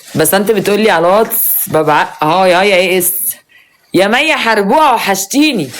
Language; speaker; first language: Egyptian Arabic; native; Egyptian Arabic